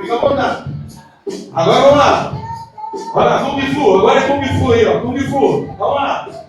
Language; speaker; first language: Portuguese; native; Portuguese